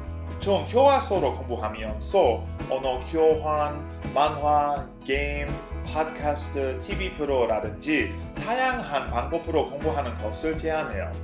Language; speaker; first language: Korean; non-native, fluent; English